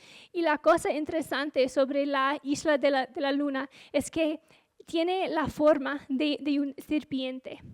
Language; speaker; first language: Spanish; non-native, fluent; English